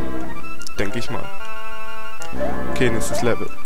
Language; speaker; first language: German; native; German